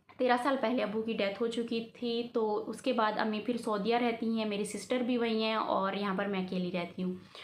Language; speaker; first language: Urdu; native; Urdu